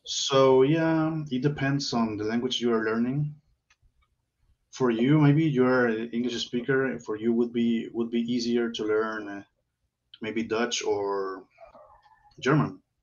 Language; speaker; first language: English; non-native, learner; Spanish